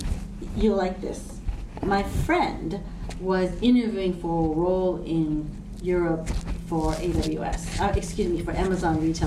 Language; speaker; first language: English; non-native, local second language; Cantonese